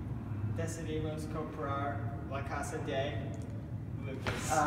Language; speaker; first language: Spanish; non-native, learner; English